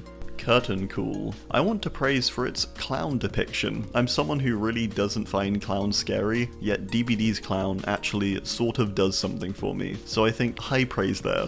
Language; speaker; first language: English; native; English